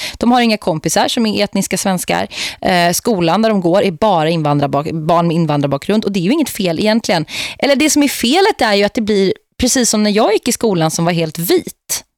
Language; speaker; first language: Swedish; native; Swedish